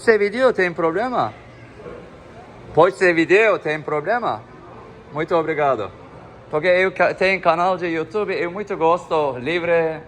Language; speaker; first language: Portuguese; non-native, learner; Turkish